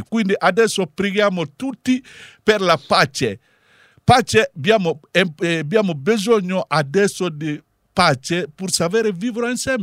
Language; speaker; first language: Italian; non-native, learner; Bambara